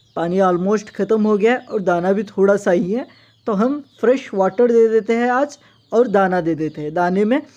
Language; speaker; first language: Hindi; non-native, local second language; Urdu